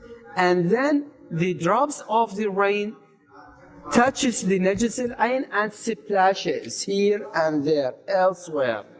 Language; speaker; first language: English; non-native, fluent; Arabic